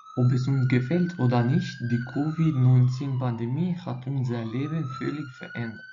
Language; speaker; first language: German; non-native, fluent; Albanian